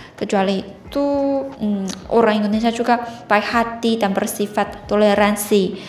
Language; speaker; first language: Indonesian; non-native, fluent; Chinese